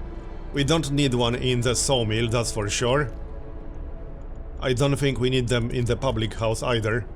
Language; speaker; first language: English; native; English